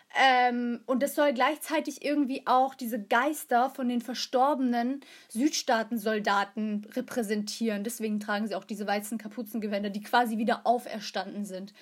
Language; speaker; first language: German; early bilingual, other home language; Turkish